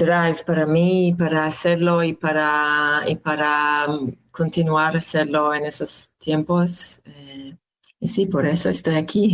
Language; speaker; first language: Spanish; non-native, learner; Hebrew